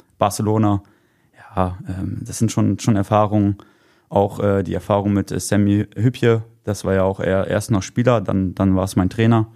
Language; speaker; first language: German; native; German